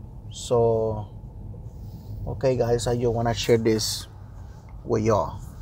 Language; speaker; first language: English; early bilingual, other home language; Spanish